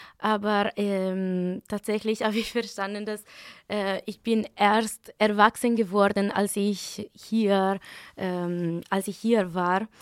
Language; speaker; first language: German; non-native, fluent; Italian